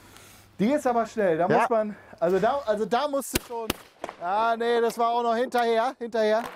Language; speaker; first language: German; native; German